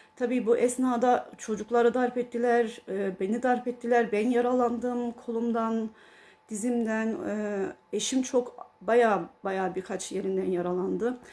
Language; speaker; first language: Turkish; early bilingual, heritage; Turkish